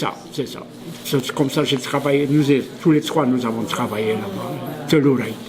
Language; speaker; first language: French; non-native, fluent; Polish